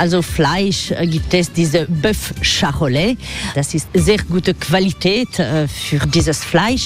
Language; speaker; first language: German; non-native, learner; French